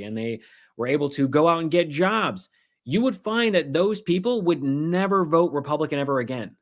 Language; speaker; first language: English; native; English